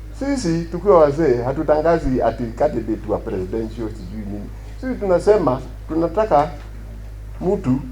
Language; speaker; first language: Swahili; non-native, local second language; Kikuyu